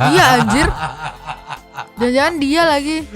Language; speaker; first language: Indonesian; native; Indonesian